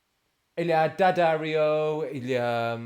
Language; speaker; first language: French; non-native, fluent; English